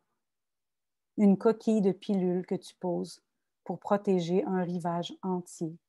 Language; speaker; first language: French; native; French